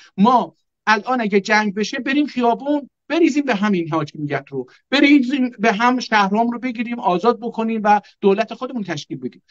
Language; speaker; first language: Persian; non-native, local second language; Azerbaijani